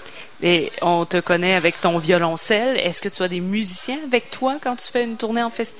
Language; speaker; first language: French; native; French